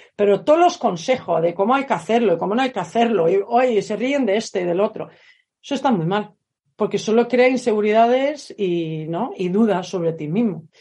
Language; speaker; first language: Spanish; non-native, fluent; Swedish